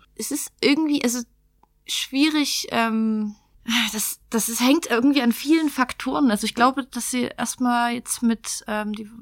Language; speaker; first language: German; native; German